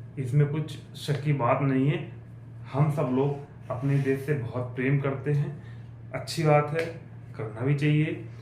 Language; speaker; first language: Hindi; native; Hindi